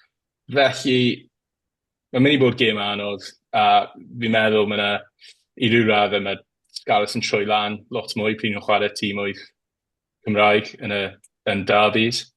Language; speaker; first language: Welsh; native; Welsh